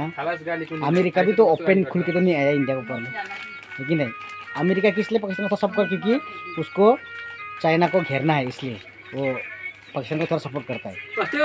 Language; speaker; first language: Hindi; non-native, local second language; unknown